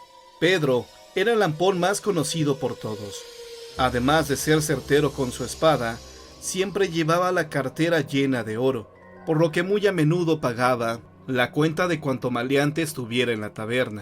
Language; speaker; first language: Spanish; native; Spanish